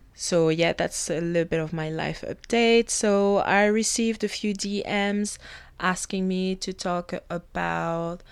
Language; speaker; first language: English; non-native, fluent; French